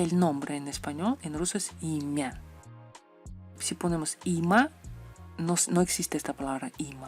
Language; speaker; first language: Spanish; non-native, fluent; Russian